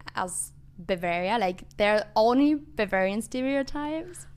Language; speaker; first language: English; non-native, fluent; German